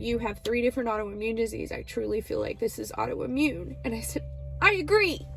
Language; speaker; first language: English; native; English